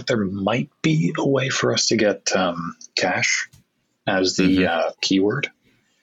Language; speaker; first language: English; native; English